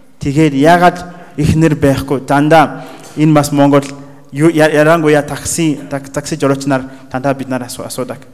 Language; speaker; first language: Mongolian; non-native, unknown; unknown